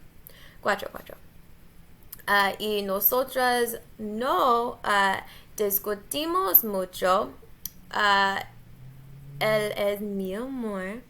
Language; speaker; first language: Spanish; non-native, learner; English